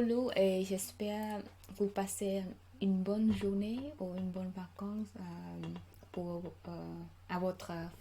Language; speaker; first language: French; non-native, learner; Khmer